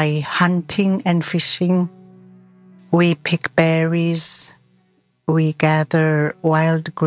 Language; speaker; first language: English; non-native, local second language; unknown